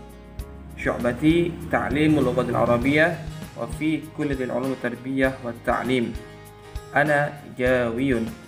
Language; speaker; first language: Arabic; non-native, learner; Javanese